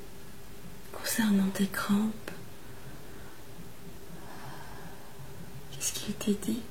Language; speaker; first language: French; native; French